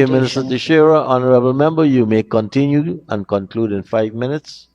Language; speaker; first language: English; native; English